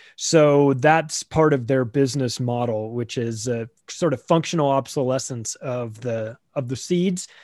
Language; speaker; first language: English; native; English